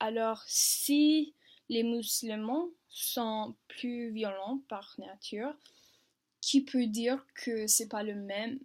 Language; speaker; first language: French; non-native, learner; English